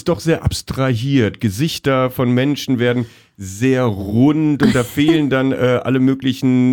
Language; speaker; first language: German; native; German